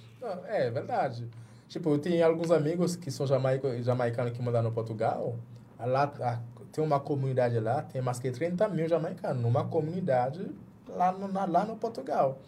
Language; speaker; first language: Portuguese; non-native, fluent; Jamaican Creole English